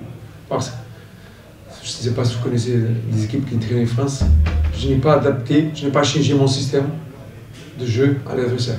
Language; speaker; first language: French; non-native, fluent; Portuguese